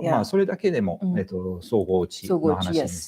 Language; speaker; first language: Japanese; non-native, fluent; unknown